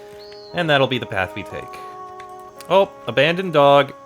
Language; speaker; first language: English; native; English